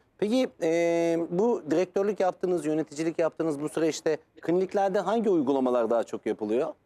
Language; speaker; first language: Turkish; native; Turkish